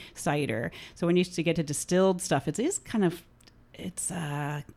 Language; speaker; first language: English; native; English